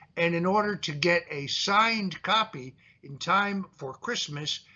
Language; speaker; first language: English; early bilingual, other home language; Italian